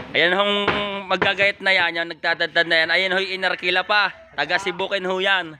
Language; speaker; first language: Filipino; native; Filipino